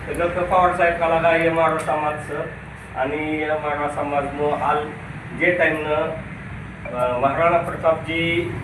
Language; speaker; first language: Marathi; non-native, local second language; Rajasthani